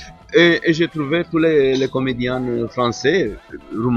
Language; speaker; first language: French; non-native, fluent; Romanian